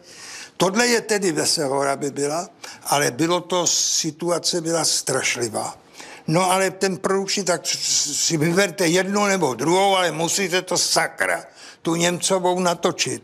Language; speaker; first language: Czech; native; Czech